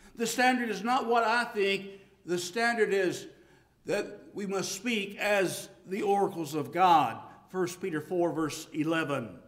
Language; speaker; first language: English; native; English